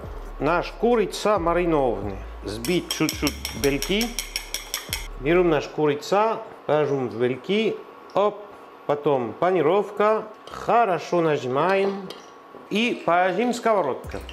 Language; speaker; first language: Russian; non-native, learner; French